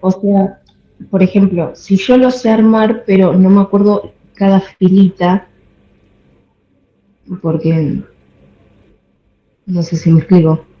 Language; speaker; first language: Spanish; native; Spanish